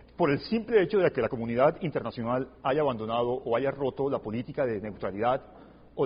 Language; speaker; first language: Spanish; native; Spanish